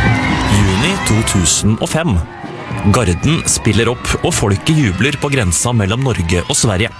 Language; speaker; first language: Norwegian; native; Norwegian